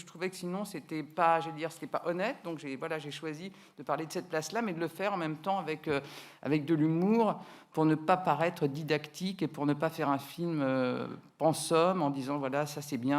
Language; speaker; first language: French; native; French